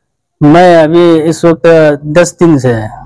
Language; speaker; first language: Hindi; non-native, local second language; Manipuri